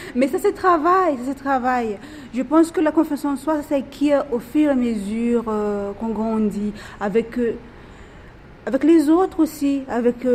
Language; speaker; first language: French; non-native, local second language; Malagasy